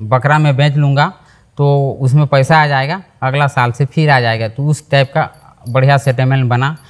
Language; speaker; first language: Hindi; native; Hindi